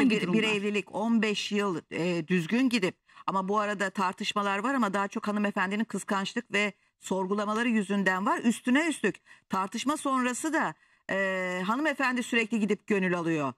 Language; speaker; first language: Turkish; native; Turkish